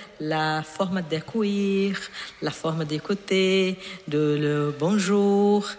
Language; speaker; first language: French; non-native, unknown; Portuguese